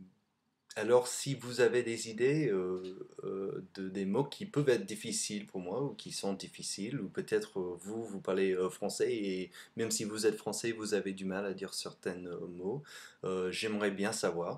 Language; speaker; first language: French; non-native, fluent; English